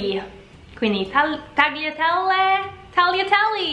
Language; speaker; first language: Italian; non-native, fluent; English